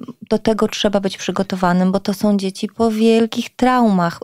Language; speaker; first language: Polish; native; Polish